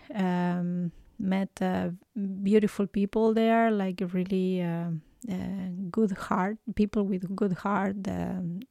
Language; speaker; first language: English; non-native, fluent; Spanish